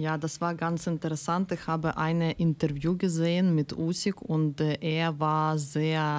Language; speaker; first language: German; non-native, learner; Ukrainian